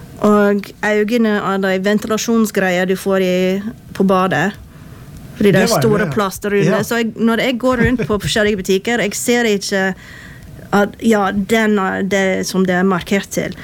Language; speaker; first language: Norwegian; non-native, fluent; English